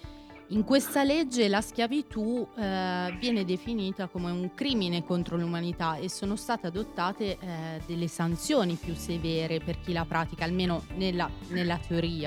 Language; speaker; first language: Italian; native; Italian